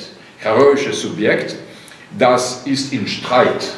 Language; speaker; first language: German; non-native, fluent; Russian